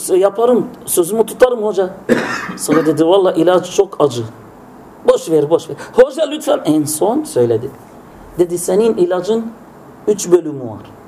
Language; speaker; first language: Turkish; non-native, fluent; Arabic